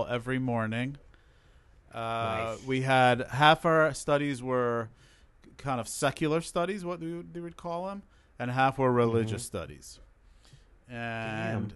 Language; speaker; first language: English; early bilingual, other home language; Hebrew